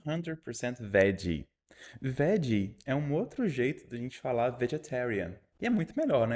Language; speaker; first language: Portuguese; native; Portuguese